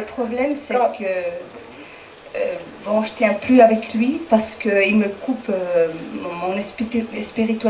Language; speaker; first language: French; non-native, learner; Spanish